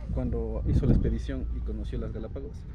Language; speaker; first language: Spanish; native; Spanish